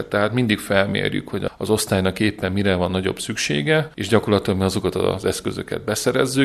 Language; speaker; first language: Hungarian; native; Hungarian